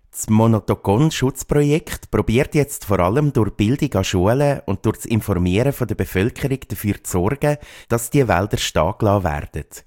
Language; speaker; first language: German; native; German